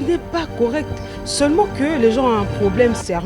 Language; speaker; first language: French; non-native, local second language; Lingala